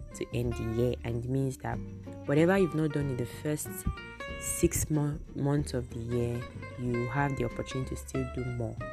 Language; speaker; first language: English; non-native, local second language; Igbo